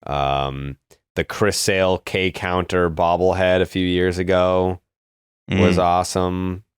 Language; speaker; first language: English; native; English